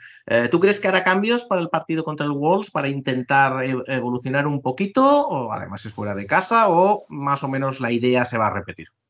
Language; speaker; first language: Spanish; native; Spanish